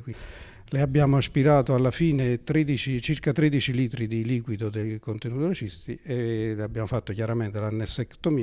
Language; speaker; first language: Italian; native; Italian